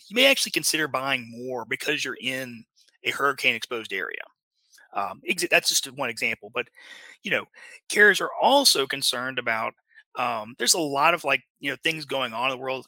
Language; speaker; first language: English; native; English